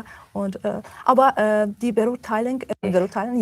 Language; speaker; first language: German; non-native, learner; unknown